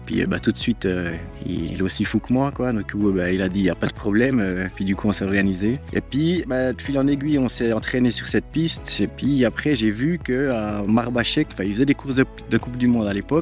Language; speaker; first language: French; native; French